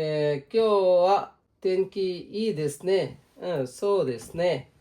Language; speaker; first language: Japanese; non-native, fluent; Bangla